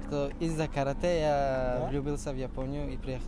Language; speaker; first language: Russian; non-native, learner; Uzbek